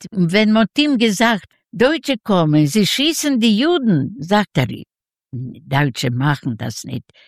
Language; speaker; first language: German; non-native, learner; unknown